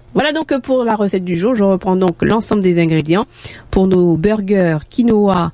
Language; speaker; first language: French; native; French